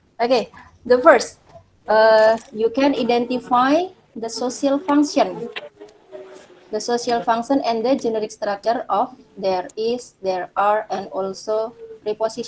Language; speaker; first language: English; non-native, fluent; Indonesian